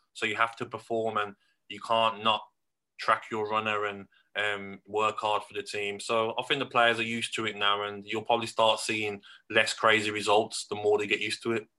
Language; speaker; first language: English; native; English